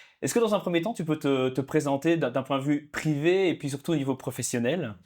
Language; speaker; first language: French; native; French